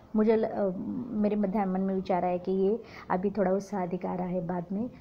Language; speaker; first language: Hindi; non-native, local second language; Marathi